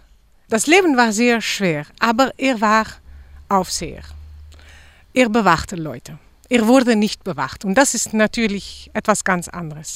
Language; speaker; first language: German; non-native, fluent; Dutch